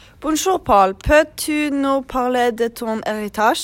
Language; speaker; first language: French; non-native, learner; Norwegian